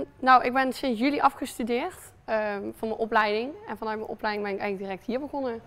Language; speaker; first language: Dutch; early bilingual, other home language; Spanish